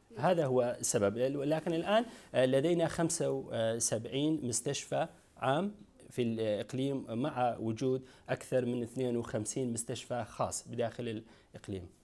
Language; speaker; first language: Arabic; non-native, local second language; Kurdish